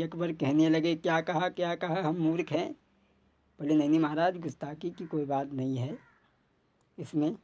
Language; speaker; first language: Hindi; native; Hindi